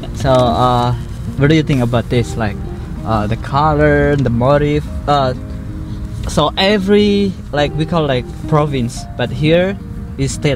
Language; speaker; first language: English; non-native, learner; Javanese